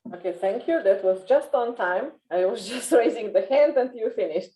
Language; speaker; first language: English; non-native, fluent; Slovenian